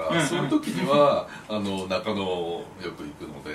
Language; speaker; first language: Japanese; native; Japanese